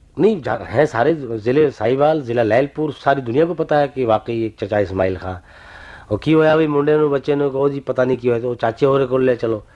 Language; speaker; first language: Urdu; native; Urdu